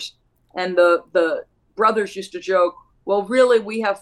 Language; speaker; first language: English; native; English